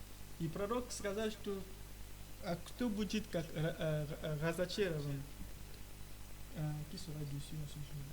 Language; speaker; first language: Russian; non-native, learner; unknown